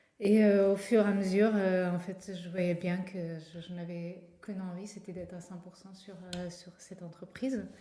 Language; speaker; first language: French; non-native, fluent; Portuguese